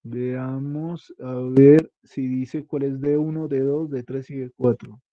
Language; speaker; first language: Spanish; native; Spanish